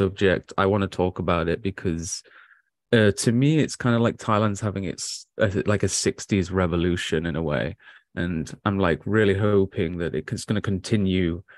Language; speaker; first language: English; native; English